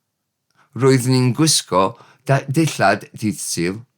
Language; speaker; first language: Welsh; non-native, learner; English